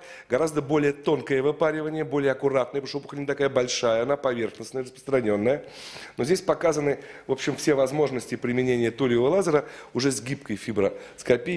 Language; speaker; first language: Russian; native; Russian